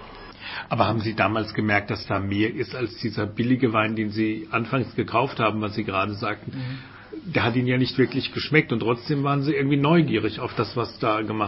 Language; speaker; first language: German; native; German